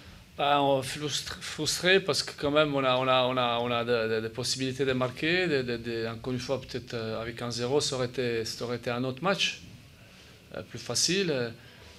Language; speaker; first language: French; native; French